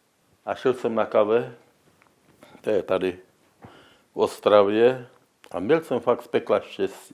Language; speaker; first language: Czech; non-native, local second language; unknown